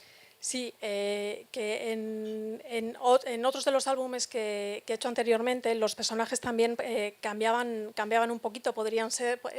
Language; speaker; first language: Spanish; native; Spanish